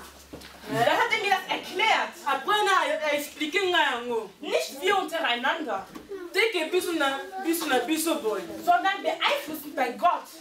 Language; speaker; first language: German; early bilingual, heritage; Lingala